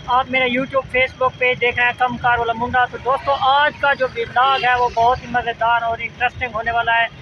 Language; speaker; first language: Urdu; non-native, local second language; Saraiki